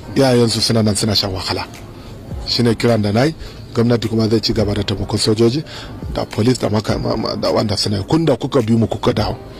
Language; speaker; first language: Hausa; non-native, local second language; Kanuri